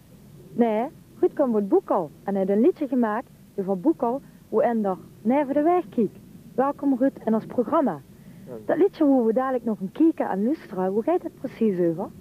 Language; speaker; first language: Dutch; native; Dutch